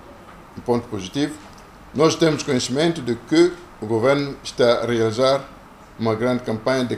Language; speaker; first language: Portuguese; non-native, local second language; Kongo